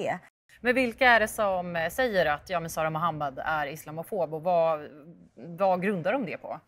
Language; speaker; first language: Swedish; native; Swedish